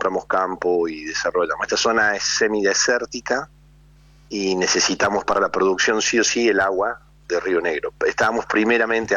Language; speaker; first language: Spanish; native; Spanish